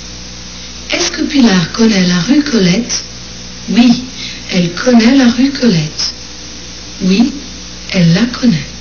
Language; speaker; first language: French; non-native, fluent; Portuguese